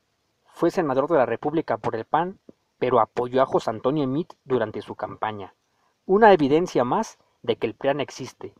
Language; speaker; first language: Spanish; native; Spanish